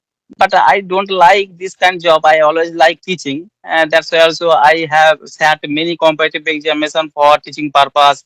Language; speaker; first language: English; non-native, learner; Bangla